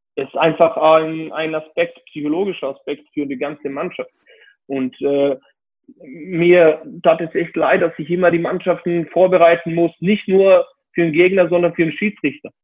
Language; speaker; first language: German; non-native, fluent; Serbian